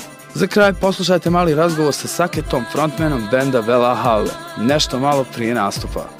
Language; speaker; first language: Croatian; native; Croatian